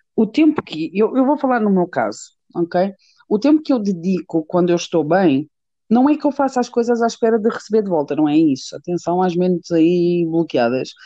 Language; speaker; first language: Portuguese; native; Portuguese